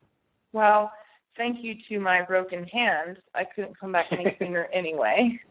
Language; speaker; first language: English; native; English